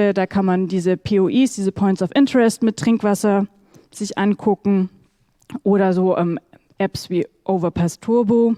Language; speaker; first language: German; native; German